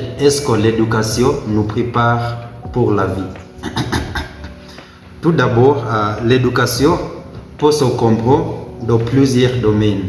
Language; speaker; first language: French; non-native, learner; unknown